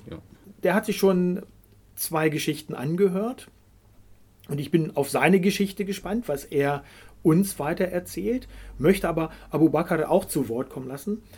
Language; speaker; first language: German; native; German